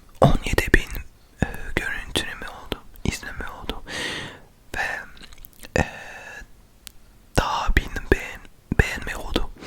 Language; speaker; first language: Turkish; non-native, learner; French